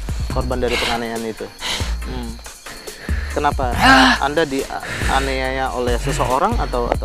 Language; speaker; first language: Indonesian; native; Indonesian